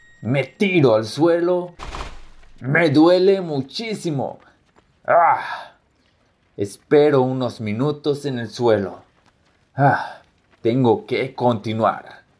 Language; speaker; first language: Spanish; early bilingual, heritage; Spanish